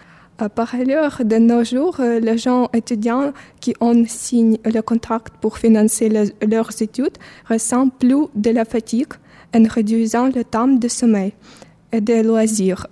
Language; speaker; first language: French; non-native, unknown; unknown